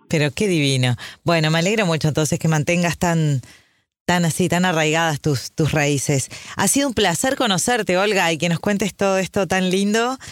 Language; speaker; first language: Spanish; native; Spanish